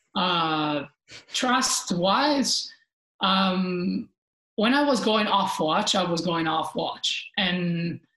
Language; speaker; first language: English; non-native, fluent; Italian